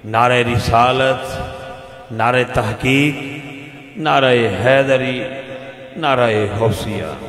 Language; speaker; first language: Urdu; non-native, local second language; Punjabi